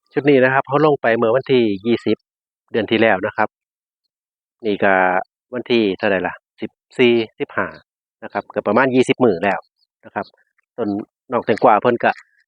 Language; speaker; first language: Thai; native; Thai